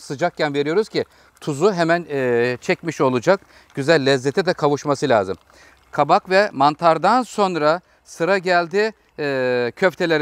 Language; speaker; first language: Turkish; native; Turkish